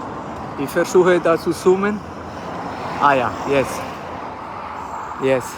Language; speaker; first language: German; non-native, fluent; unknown